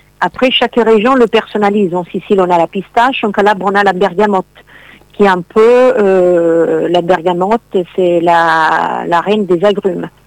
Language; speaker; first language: French; non-native, fluent; Italian